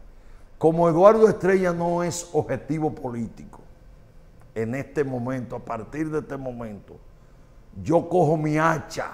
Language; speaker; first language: Spanish; native; Spanish